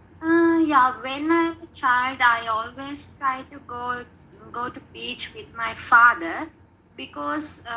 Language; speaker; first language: English; non-native, learner; Sinhala